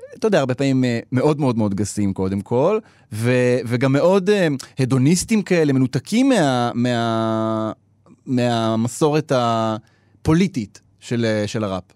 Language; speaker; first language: Hebrew; native; Hebrew